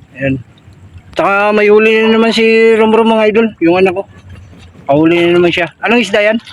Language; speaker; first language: Filipino; non-native, local second language; Cebuano